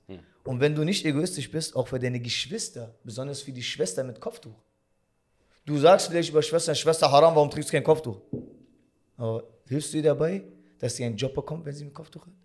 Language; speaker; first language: German; early bilingual, other home language; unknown